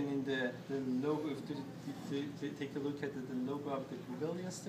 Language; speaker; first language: English; non-native, fluent; Persian